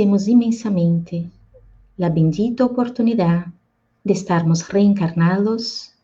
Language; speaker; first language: Spanish; native; Spanish